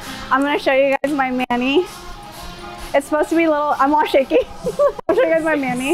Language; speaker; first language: English; early bilingual, other home language; Spanish